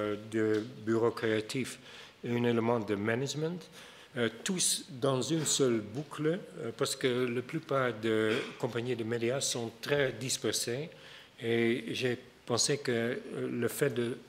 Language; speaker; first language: French; non-native, fluent; Dutch